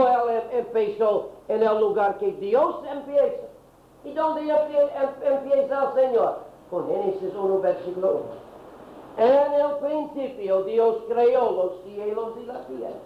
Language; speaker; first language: Spanish; non-native, learner; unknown